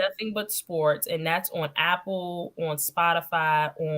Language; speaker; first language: English; native; English